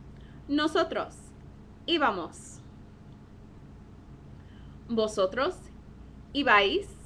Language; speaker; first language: Spanish; non-native, fluent; English